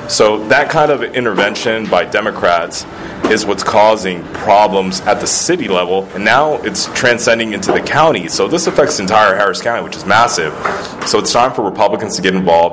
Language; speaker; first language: English; early bilingual, other home language; Spanish